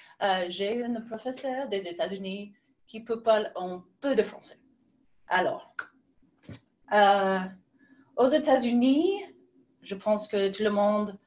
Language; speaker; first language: French; non-native, learner; English